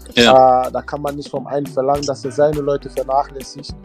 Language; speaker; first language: German; early bilingual, other home language; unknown